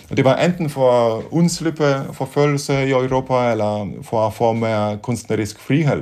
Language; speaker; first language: Danish; non-native, fluent; Polish